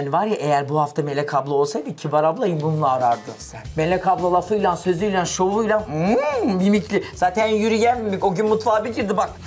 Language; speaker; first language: Turkish; native; Turkish